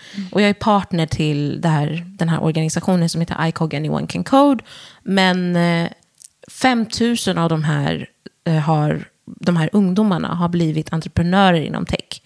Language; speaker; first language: Swedish; early bilingual, other home language; Wolof